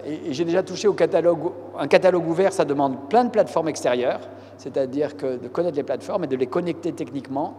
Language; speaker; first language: French; native; French